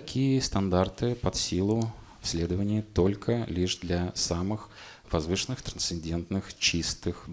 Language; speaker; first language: Russian; native; Russian